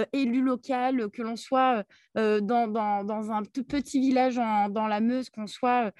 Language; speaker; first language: French; early bilingual, other home language; Arabic